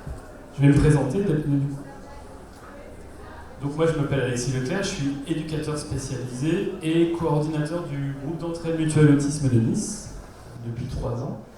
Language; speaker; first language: French; native; French